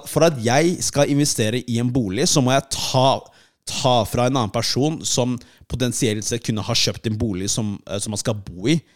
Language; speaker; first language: Norwegian; early bilingual, other home language; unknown